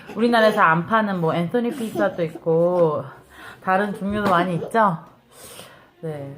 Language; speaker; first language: Korean; native; Korean